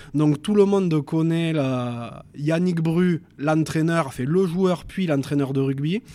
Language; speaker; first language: French; native; French